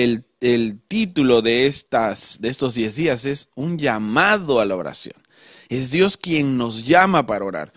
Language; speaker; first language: Spanish; native; Spanish